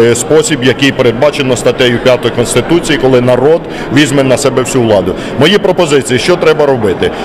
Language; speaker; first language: Ukrainian; native; Ukrainian